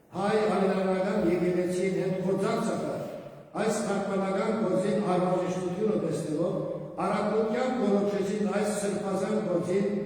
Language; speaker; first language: Armenian; native; Armenian